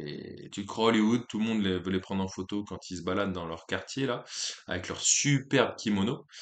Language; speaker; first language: French; native; French